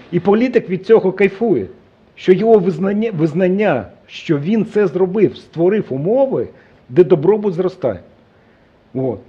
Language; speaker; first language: Ukrainian; non-native, local second language; Russian